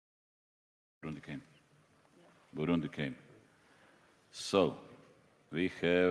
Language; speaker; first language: English; non-native, fluent; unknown